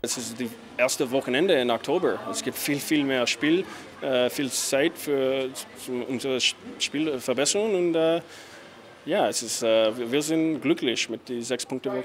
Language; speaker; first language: German; non-native, fluent; English